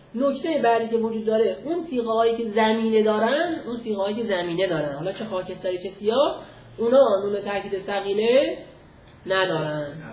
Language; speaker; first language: Persian; native; Persian